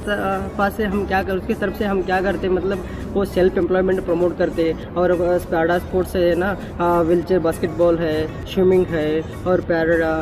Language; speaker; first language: Hindi; non-native, local second language; Kannada